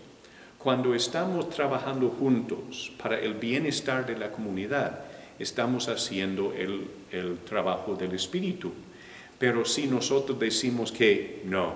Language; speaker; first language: Spanish; non-native, fluent; English